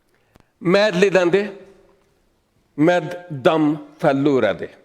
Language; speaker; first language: Swedish; non-native, learner; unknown